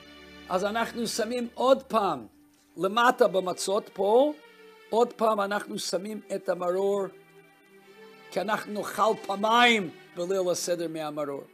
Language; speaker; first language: Hebrew; non-native, fluent; Russian